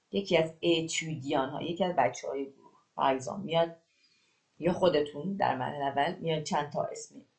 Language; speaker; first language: French; non-native, fluent; Persian